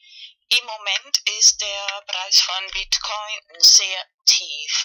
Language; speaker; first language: German; non-native, fluent; Spanish